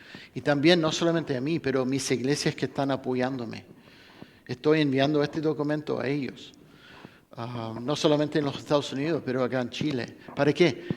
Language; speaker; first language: Spanish; non-native, fluent; English